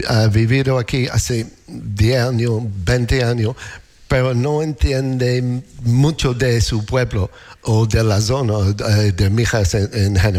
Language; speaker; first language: Spanish; non-native, learner; English